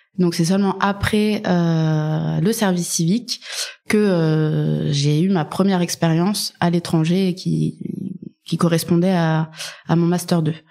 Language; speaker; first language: French; native; French